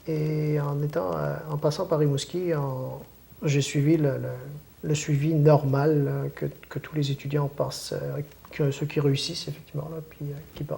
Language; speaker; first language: French; native; French